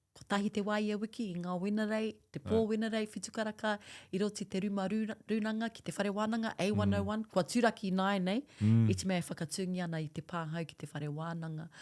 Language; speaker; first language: Māori; non-native, local second language; English